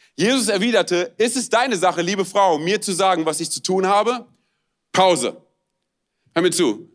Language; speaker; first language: German; non-native, fluent; Romanian